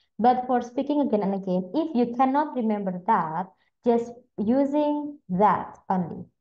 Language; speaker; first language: English; non-native, fluent; Indonesian